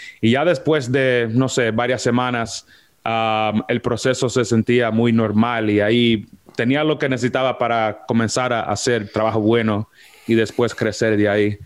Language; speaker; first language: Spanish; early bilingual, heritage; Spanish